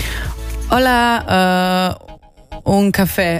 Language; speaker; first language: Spanish; non-native, learner; Slovenian